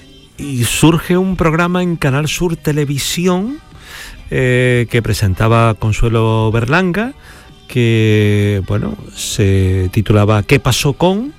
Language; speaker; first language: Spanish; native; Spanish